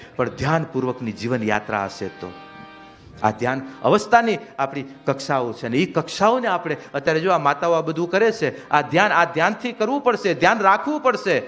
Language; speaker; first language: Gujarati; non-native, local second language; Kachhi